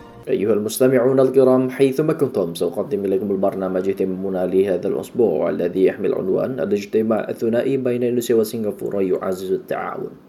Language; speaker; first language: Arabic; non-native, fluent; Indonesian